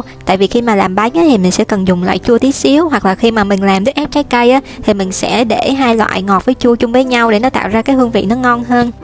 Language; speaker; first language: Vietnamese; native; Vietnamese